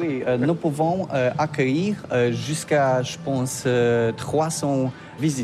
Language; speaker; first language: French; non-native, learner; Polish